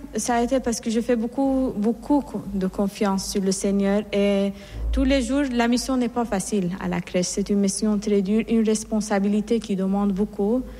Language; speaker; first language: French; non-native, fluent; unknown